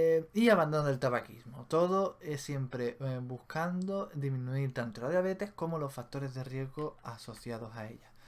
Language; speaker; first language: Spanish; native; Spanish